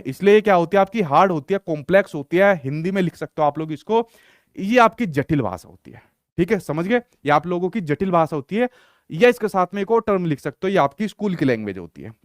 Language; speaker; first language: Hindi; native; Hindi